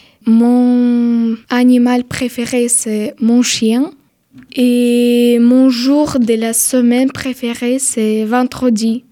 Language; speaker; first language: French; non-native, learner; Ukrainian